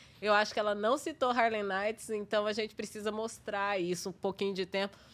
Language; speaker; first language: Portuguese; native; Portuguese